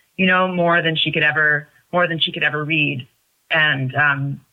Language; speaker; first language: English; native; English